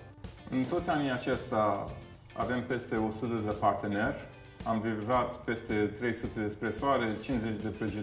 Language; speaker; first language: Romanian; non-native, fluent; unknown